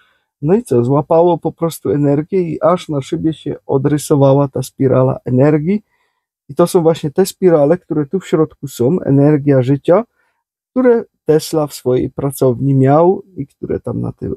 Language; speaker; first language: Polish; native; Polish